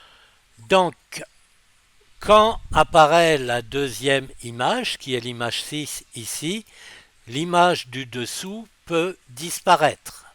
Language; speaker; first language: French; native; French